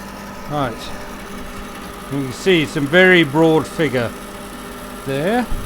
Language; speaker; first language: English; native; English